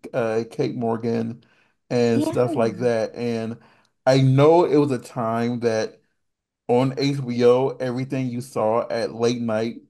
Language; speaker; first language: English; native; English